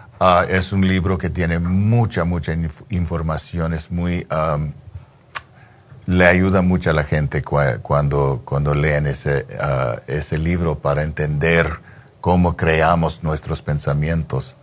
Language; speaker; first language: Spanish; early bilingual, heritage; English